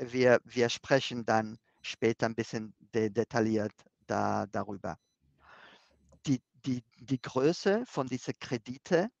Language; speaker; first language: German; non-native, fluent; Spanish